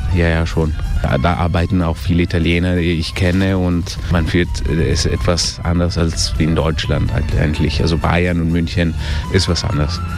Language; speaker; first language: German; early bilingual, heritage; Italian